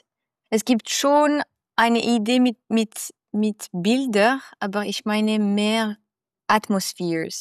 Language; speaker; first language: German; non-native, local second language; French